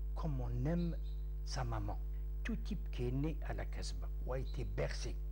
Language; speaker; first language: French; non-native, local second language; Arabic